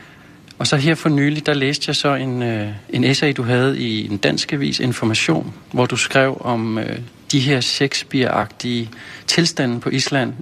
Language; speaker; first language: Danish; native; Danish